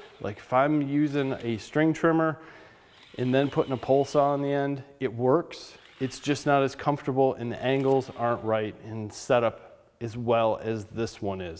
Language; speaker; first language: English; native; English